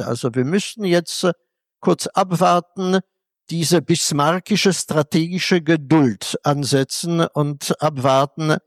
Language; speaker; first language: German; non-native, fluent; Polish